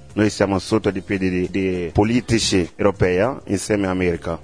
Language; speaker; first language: Italian; non-native, learner; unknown